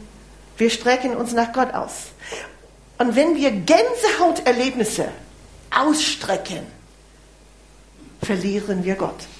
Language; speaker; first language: German; non-native, fluent; English